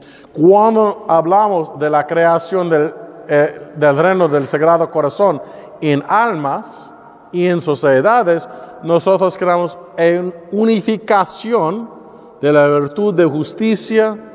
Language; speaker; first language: Spanish; non-native, learner; English